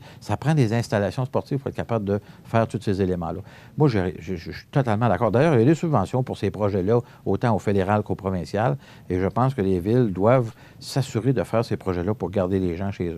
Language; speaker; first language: French; native; French